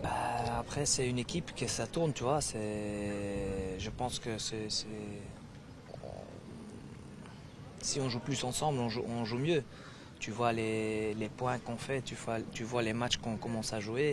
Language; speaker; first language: French; non-native, fluent; Dutch